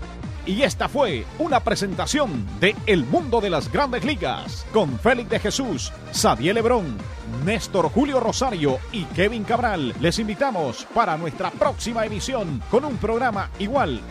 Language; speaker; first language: Spanish; native; Spanish